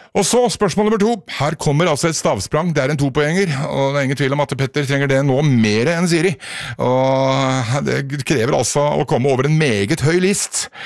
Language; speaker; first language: Norwegian; native; Norwegian